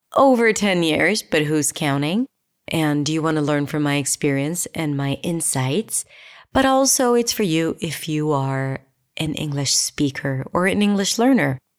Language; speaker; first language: English; non-native, fluent; Hebrew